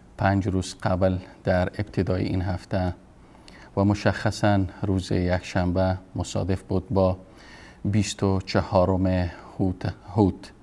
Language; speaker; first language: Persian; native; Persian